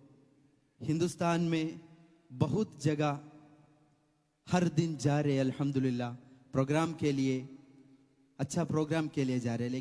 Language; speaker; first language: Hindi; non-native, local second language; Malayalam